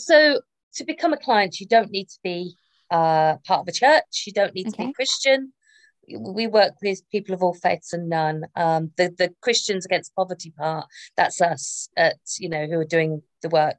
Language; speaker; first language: English; native; English